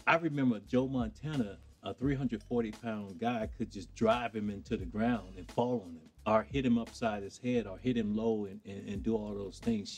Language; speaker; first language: English; native; English